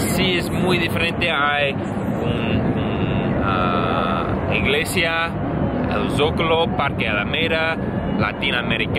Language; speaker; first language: Spanish; non-native, learner; English